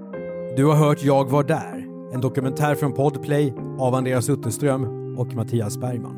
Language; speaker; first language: Swedish; native; Swedish